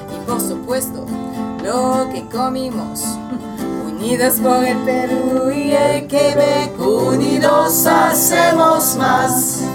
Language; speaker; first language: Spanish; non-native, learner; French